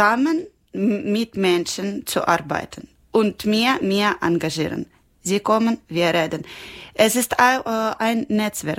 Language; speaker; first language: German; non-native, learner; Ukrainian